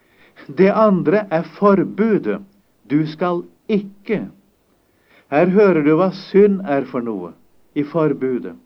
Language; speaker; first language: Norwegian; native; Norwegian